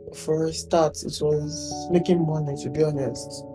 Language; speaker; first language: English; non-native, local second language; Yoruba